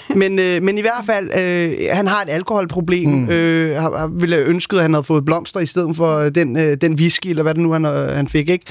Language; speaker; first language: Danish; early bilingual, other home language; Arabic